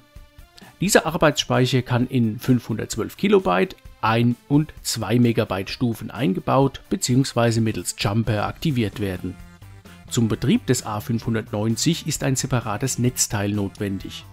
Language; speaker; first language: German; native; German